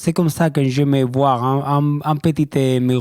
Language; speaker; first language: French; non-native, learner; Spanish